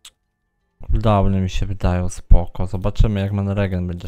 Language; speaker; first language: Polish; native; Polish